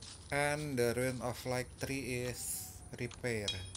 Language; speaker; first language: English; non-native, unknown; Indonesian